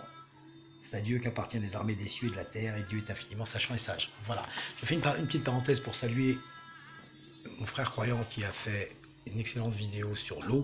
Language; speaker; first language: French; native; French